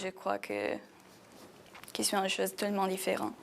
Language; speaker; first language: French; non-native, fluent; Italian